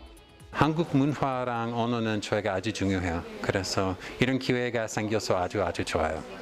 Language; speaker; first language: Korean; non-native, fluent; English